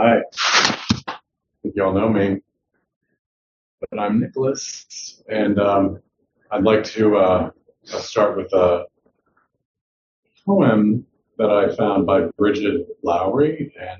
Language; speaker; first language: English; native; English